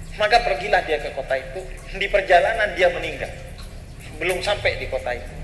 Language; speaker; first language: Indonesian; non-native, local second language; Madurese